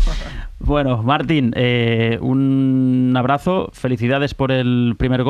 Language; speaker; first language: Spanish; native; Spanish